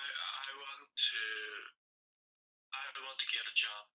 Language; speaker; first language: English; non-native, learner; Korean